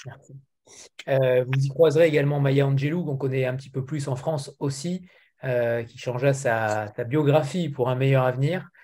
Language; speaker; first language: French; native; French